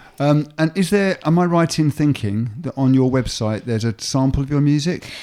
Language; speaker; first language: English; native; English